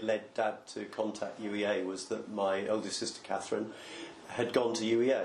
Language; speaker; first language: English; native; English